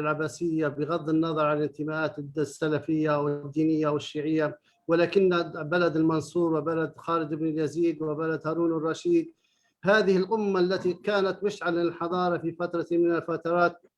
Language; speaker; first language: Arabic; native; Arabic